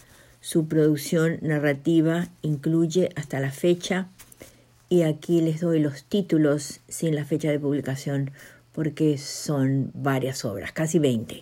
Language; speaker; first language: Spanish; native; Spanish